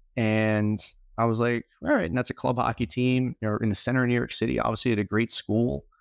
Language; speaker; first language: English; native; English